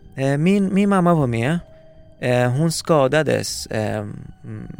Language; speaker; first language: Swedish; early bilingual, other home language; Persian